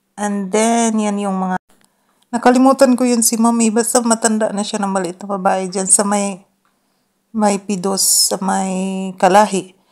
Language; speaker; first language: Filipino; non-native, local second language; Cebuano